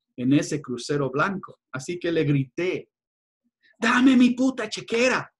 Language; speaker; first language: Spanish; early bilingual, heritage; Spanish